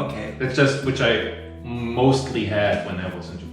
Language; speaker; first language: English; non-native, fluent; German